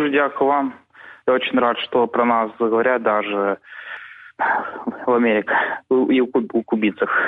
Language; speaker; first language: Ukrainian; non-native, local second language; Russian